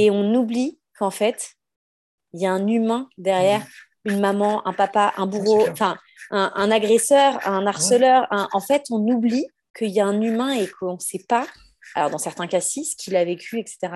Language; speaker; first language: French; native; French